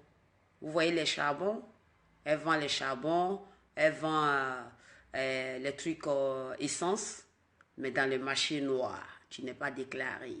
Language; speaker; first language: French; non-native, local second language; Dyula